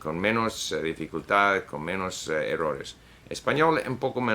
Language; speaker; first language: Spanish; non-native, fluent; Swedish